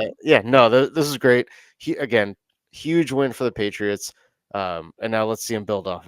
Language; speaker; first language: English; native; English